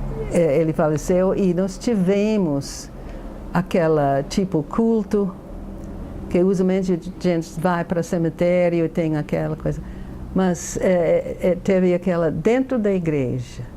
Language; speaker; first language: Portuguese; non-native, fluent; English